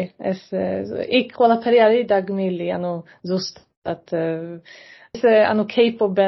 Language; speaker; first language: Georgian; non-native, fluent; Swedish